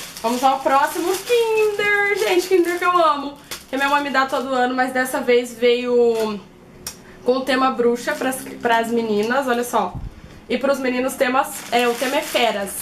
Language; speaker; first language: Portuguese; native; Portuguese